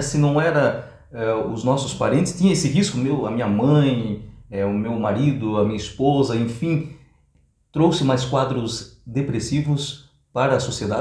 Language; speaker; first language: Portuguese; native; Portuguese